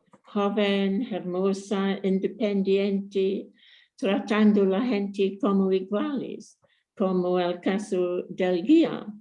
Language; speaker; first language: Spanish; non-native, fluent; English